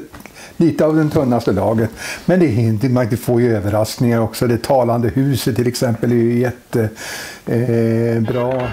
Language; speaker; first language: Swedish; native; Swedish